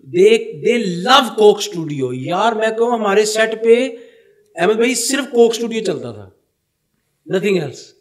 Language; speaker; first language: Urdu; early bilingual, heritage; Punjabi